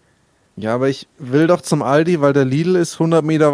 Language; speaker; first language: German; native; German